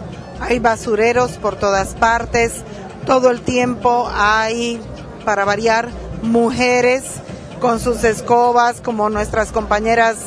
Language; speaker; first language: Spanish; native; Spanish